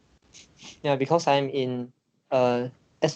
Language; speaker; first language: English; non-native, learner; Chinese